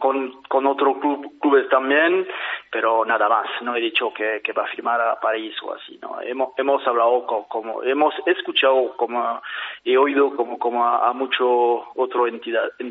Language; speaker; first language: Spanish; non-native, fluent; French